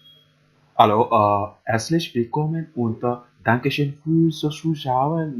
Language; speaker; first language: German; non-native, learner; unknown